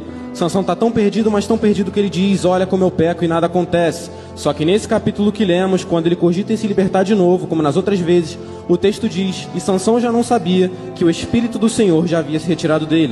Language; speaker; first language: Portuguese; native; Portuguese